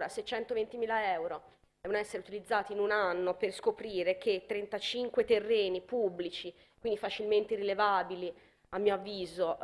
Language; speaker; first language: Italian; native; Italian